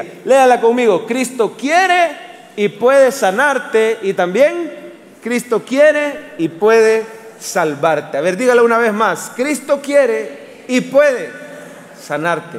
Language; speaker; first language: Spanish; native; Spanish